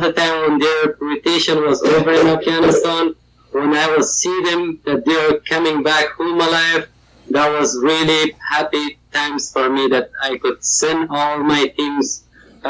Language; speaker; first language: English; non-native, learner; Persian